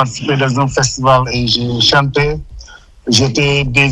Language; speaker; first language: French; non-native, local second language; Wolof